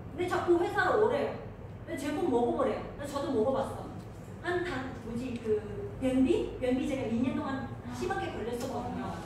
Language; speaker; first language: Korean; non-native, fluent; Vietnamese